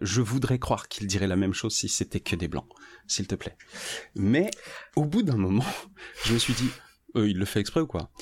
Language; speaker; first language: French; native; French